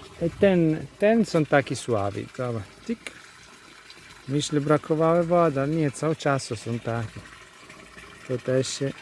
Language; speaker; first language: Polish; non-native, learner; Italian